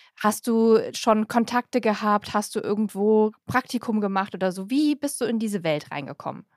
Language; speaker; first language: German; native; German